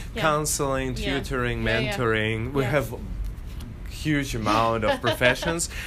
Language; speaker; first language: English; non-native, fluent; Russian